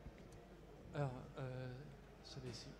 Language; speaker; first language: French; non-native, local second language; Dutch